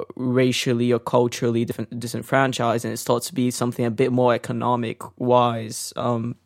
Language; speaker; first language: English; non-native, fluent; Portuguese